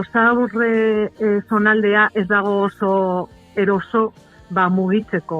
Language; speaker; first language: Basque; non-native, local second language; Spanish